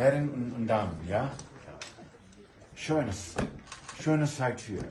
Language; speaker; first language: German; non-native, learner; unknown